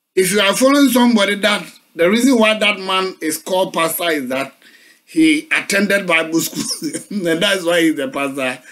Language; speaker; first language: English; non-native, local second language; Akan